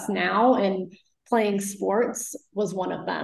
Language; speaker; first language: English; native; English